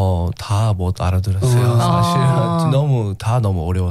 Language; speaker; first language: Korean; non-native, learner; English